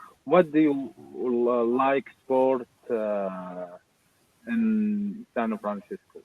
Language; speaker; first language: English; non-native, learner; Arabic